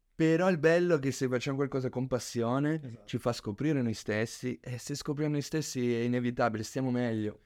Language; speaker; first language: Italian; early bilingual, other home language; Spanish